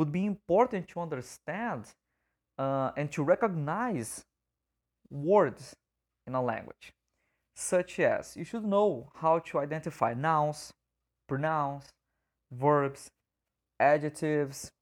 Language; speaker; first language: English; non-native, fluent; Portuguese